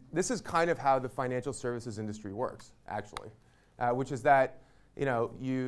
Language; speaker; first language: English; native; English